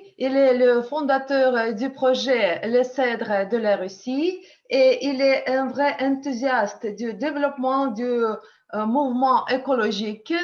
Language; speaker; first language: French; non-native, learner; Russian